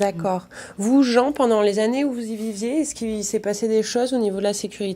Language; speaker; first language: French; native; French